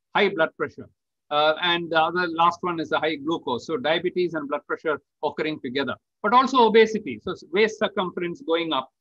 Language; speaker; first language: English; non-native, local second language; Tamil